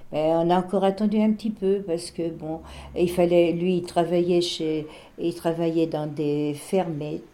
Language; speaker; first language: French; native; French